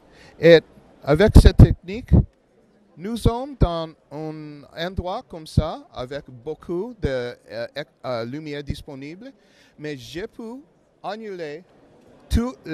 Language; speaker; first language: French; non-native, learner; English